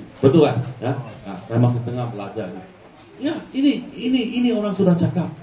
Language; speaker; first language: Malay; non-native, local second language; Chinese